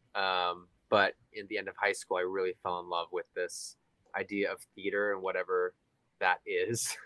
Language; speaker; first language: English; native; English